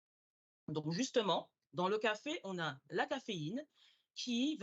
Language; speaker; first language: French; native; French